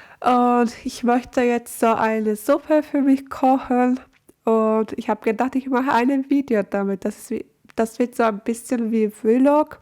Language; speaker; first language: German; non-native, learner; Turkish